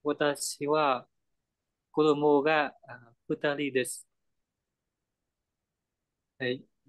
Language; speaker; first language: Japanese; non-native, learner; Vietnamese